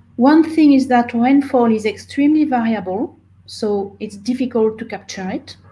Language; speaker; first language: English; non-native, fluent; French